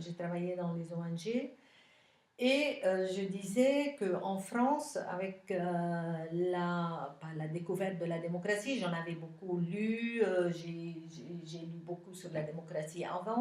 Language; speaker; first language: French; non-native, local second language; Arabic